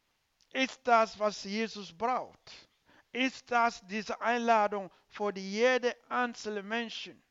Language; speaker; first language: German; non-native, learner; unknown